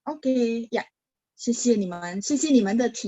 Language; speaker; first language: Chinese; non-native, fluent; Indonesian